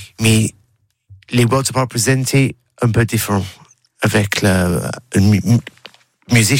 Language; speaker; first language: French; non-native, learner; English